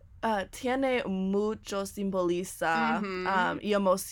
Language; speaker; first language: Spanish; non-native, learner; English